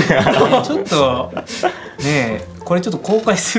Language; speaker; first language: Japanese; native; Japanese